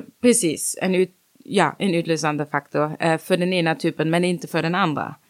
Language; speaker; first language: Swedish; non-native, fluent; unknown